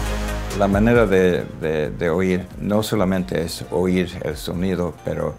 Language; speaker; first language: Spanish; non-native, local second language; English